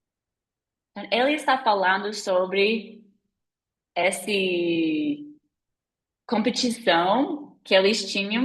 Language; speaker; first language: Portuguese; non-native, fluent; English